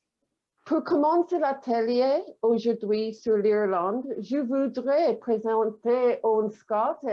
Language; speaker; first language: French; non-native, fluent; English